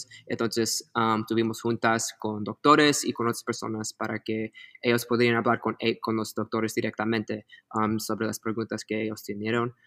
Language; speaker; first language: Spanish; early bilingual, heritage; Spanish